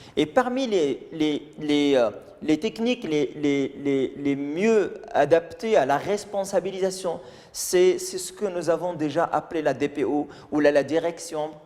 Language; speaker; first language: French; non-native, local second language; Arabic